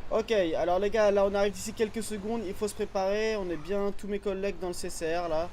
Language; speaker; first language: French; native; French